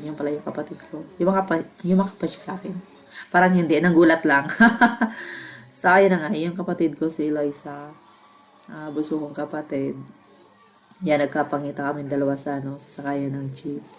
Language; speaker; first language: Filipino; non-native, local second language; Bikol